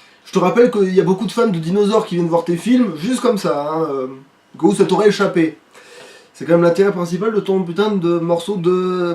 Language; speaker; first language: French; native; French